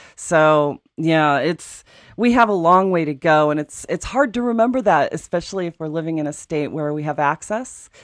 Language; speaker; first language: English; native; English